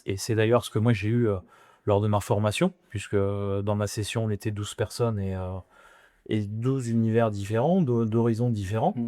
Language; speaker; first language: French; native; French